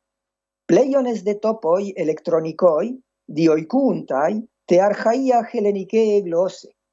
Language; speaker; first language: Greek; non-native, fluent; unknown